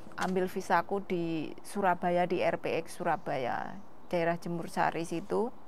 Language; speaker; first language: Indonesian; non-native, local second language; Javanese